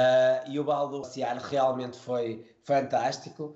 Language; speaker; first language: Portuguese; native; Portuguese